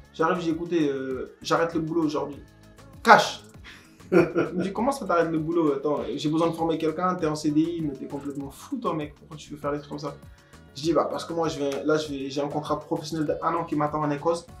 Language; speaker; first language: French; early bilingual, other home language; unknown